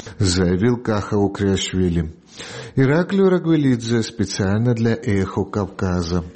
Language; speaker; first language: Russian; non-native, local second language; Georgian